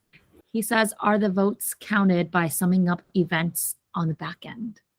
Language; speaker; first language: English; native; English